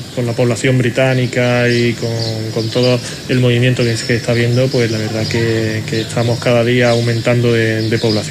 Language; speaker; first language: Spanish; native; Spanish